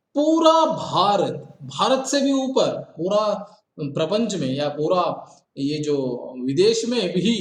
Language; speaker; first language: Hindi; non-native, local second language; Kannada